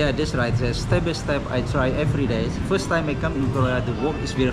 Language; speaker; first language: English; non-native, learner; Indonesian